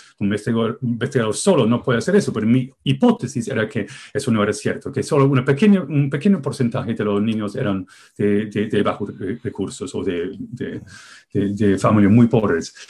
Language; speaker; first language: Spanish; non-native, fluent; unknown